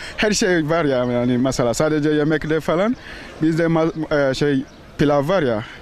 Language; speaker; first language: Turkish; non-native, learner; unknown